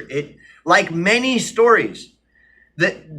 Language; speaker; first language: English; native; English